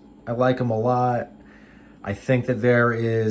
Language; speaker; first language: English; native; English